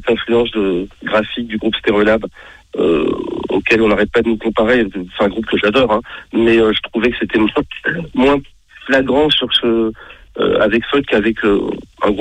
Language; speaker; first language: French; native; French